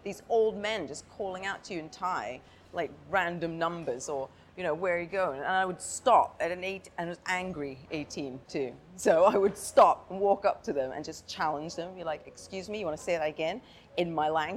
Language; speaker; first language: English; native; English